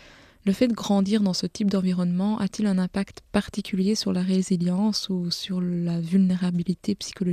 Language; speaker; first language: French; native; French